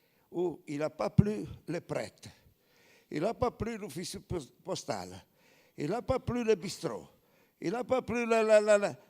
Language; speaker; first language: French; non-native, fluent; Italian